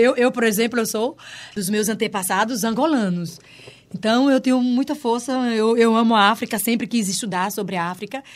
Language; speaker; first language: Portuguese; native; Portuguese